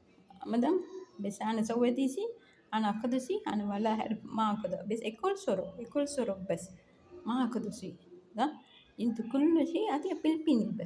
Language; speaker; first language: Arabic; non-native, learner; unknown